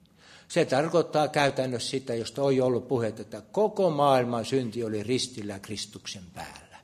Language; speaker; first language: Finnish; native; Finnish